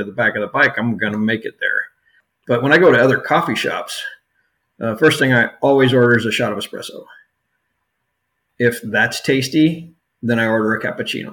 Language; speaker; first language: English; native; English